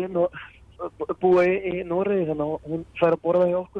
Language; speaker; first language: Icelandic; native; Icelandic